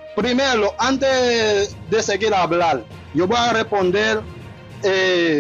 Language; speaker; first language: Spanish; non-native, learner; Haitian Creole